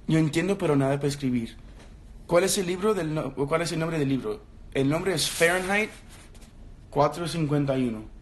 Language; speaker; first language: Spanish; non-native, learner; English